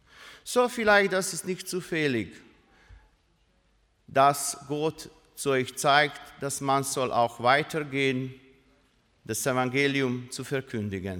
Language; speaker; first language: German; non-native, learner; Croatian